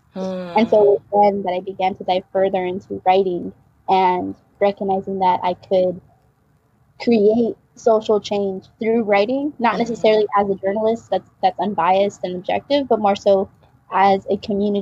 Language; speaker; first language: English; native; English